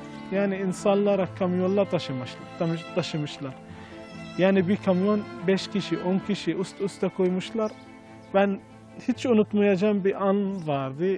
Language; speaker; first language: Turkish; non-native, fluent; Arabic